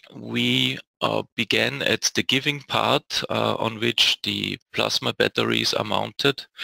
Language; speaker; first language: English; non-native, fluent; German